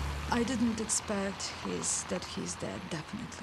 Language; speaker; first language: English; non-native, fluent; Ukrainian